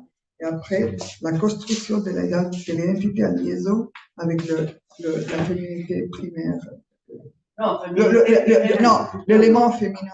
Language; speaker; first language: French; non-native, fluent; Spanish